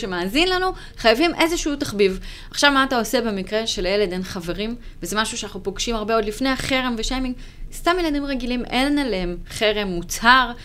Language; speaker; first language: Hebrew; native; Hebrew